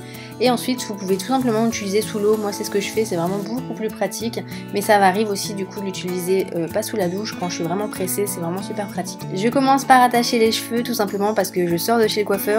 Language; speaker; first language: French; native; French